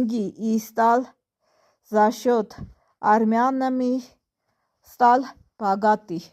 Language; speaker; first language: Russian; non-native, learner; Armenian